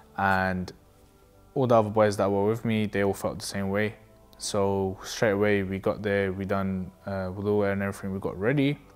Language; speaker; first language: English; native; English